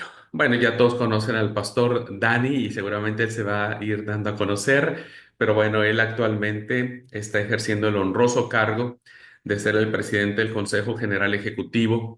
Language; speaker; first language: Spanish; native; Spanish